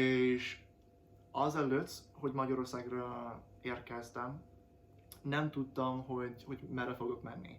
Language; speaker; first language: Hungarian; non-native, fluent; English